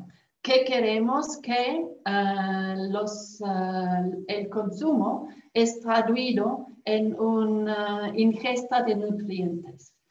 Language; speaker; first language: Spanish; non-native, fluent; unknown